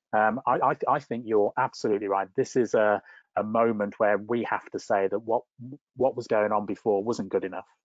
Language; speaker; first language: English; native; English